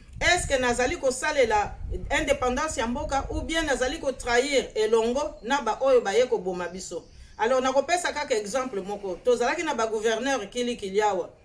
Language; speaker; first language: Lingala; native; Lingala